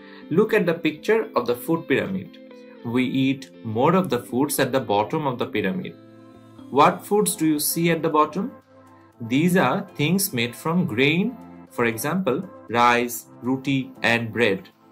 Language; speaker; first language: English; non-native, local second language; Bangla